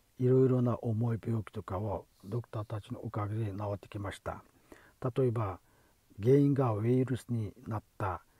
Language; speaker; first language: Japanese; non-native, fluent; Uyghur